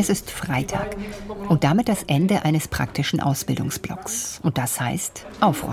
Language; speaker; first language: German; native; German